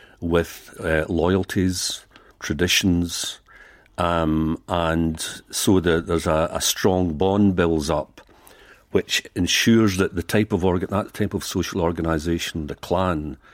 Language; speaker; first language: English; native; English